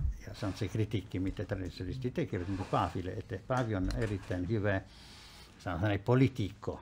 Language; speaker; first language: Finnish; non-native, fluent; Italian